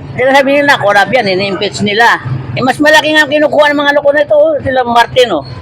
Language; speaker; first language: Filipino; native; Filipino